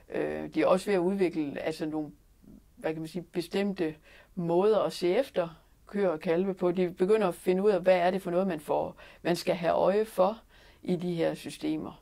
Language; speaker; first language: Danish; native; Danish